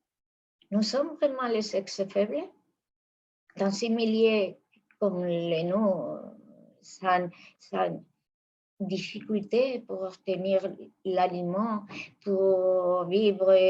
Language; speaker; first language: French; non-native, fluent; Spanish